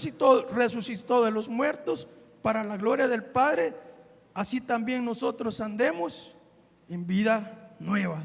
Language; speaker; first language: Spanish; native; Spanish